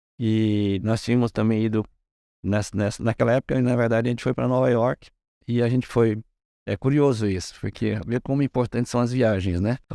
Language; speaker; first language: Portuguese; early bilingual, other home language; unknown